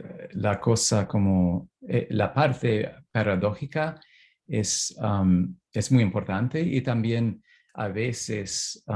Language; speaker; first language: Spanish; non-native, fluent; English